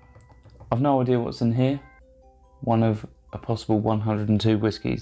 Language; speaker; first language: English; native; English